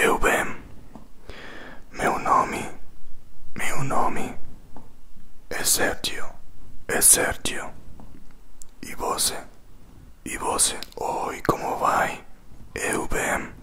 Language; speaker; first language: Portuguese; non-native, learner; Spanish